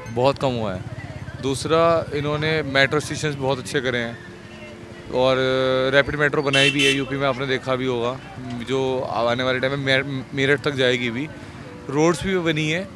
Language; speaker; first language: Hindi; native; Hindi